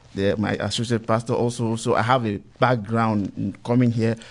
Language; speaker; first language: English; non-native, local second language; Igbo